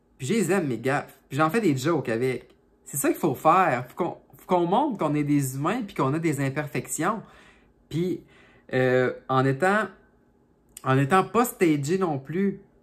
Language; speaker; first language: French; native; French